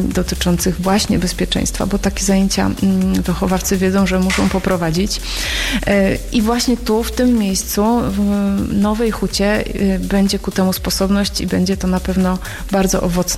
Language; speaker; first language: Polish; native; Polish